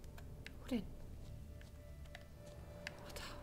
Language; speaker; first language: German; native; German